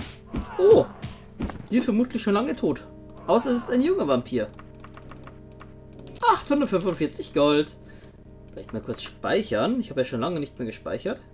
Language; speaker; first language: German; native; German